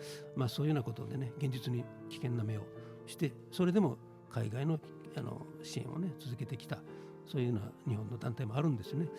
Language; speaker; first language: Japanese; native; Japanese